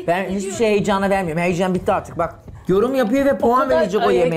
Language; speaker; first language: Turkish; native; Turkish